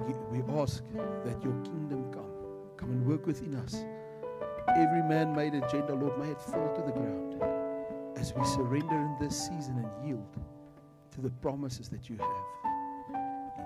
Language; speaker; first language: English; non-native, local second language; Afrikaans